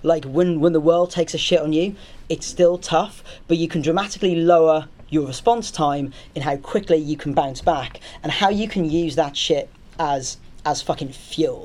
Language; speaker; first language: English; native; English